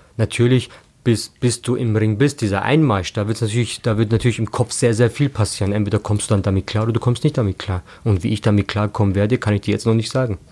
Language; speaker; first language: German; early bilingual, other home language; Turkish